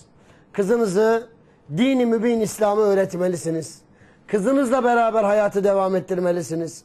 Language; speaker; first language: Turkish; native; Turkish